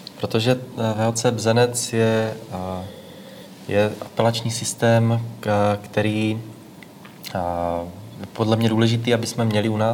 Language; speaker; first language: Czech; native; Czech